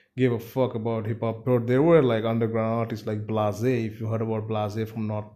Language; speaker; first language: English; non-native, local second language; Bangla